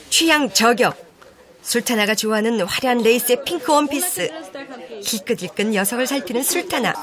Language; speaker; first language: Korean; native; Korean